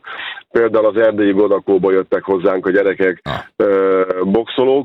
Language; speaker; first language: Hungarian; native; Hungarian